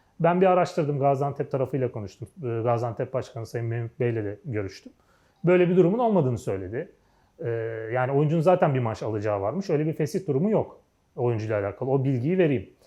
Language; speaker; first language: Turkish; native; Turkish